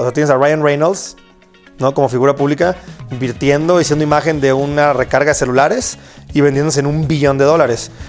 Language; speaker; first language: Spanish; native; Spanish